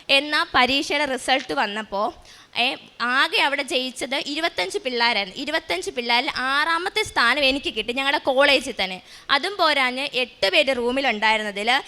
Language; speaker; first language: Malayalam; native; Malayalam